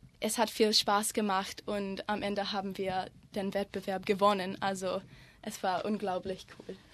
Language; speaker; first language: German; non-native, learner; English